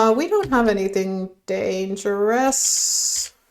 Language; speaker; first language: English; non-native, fluent; Finnish